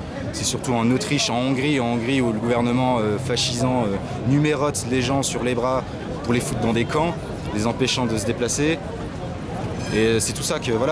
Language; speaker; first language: French; native; French